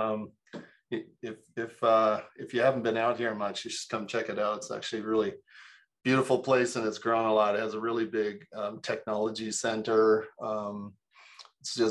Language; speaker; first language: English; native; English